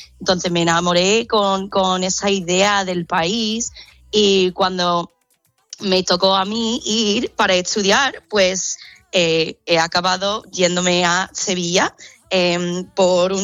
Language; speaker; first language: Spanish; non-native, fluent; English